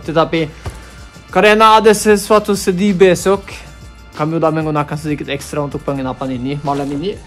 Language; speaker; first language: Indonesian; non-native, fluent; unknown